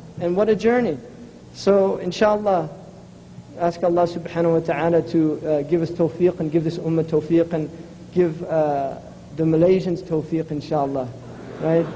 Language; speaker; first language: English; native; English